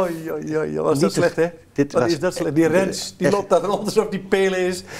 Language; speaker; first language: Dutch; native; Dutch